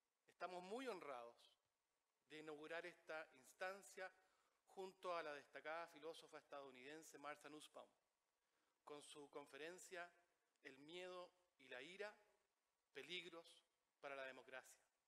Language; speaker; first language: Spanish; native; Spanish